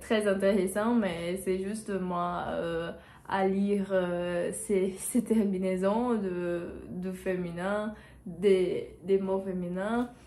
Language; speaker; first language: French; non-native, learner; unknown